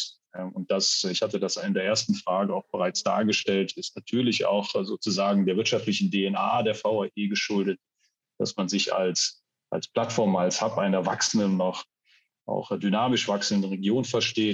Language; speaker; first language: German; native; German